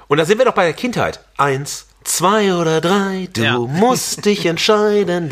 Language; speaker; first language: German; native; German